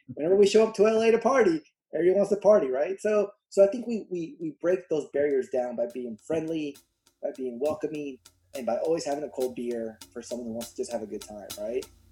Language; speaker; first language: English; early bilingual, other home language; Spanish